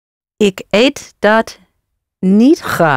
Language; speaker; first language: Dutch; non-native, learner; English